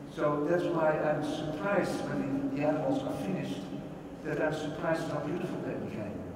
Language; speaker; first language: English; non-native, fluent; Dutch